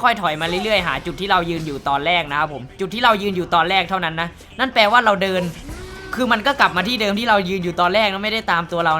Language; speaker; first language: Thai; native; Thai